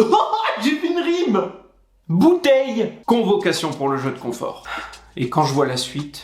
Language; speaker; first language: French; native; French